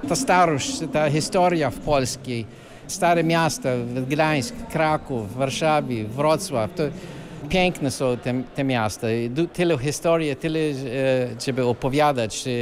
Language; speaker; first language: Polish; early bilingual, heritage; Polish